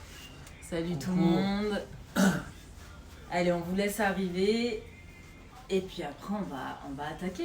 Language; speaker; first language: French; native; French